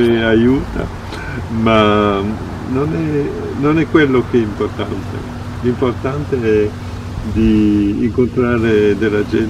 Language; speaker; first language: Italian; non-native, fluent; French